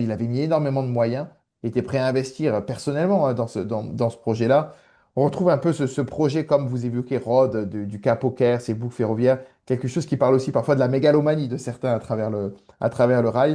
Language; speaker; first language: French; native; French